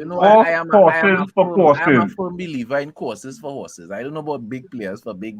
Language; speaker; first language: English; native; English